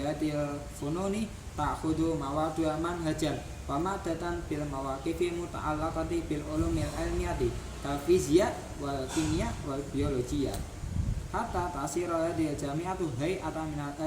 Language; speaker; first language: Arabic; non-native, learner; Indonesian